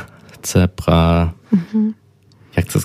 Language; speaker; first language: Ukrainian; non-native, learner; German